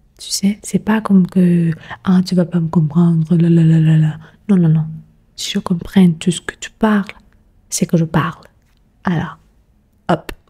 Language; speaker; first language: French; non-native, fluent; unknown